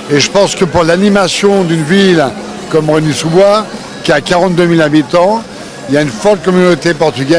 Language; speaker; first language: French; native; French